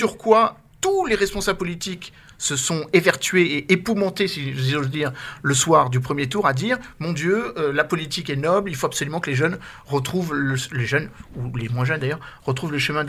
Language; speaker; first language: French; native; French